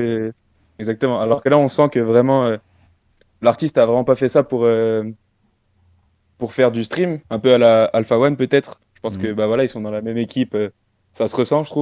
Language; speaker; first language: French; native; French